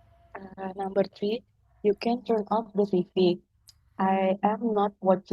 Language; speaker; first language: English; non-native, learner; Indonesian